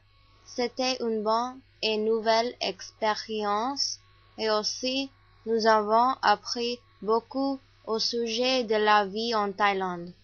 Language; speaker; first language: French; non-native, learner; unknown